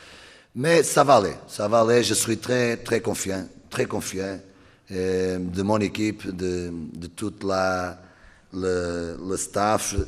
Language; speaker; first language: French; non-native, learner; Portuguese